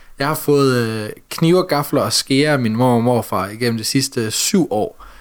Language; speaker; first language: Danish; native; Danish